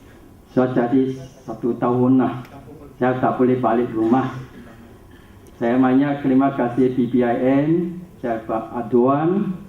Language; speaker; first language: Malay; non-native, local second language; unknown